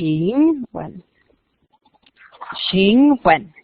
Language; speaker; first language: Chinese; non-native, learner; English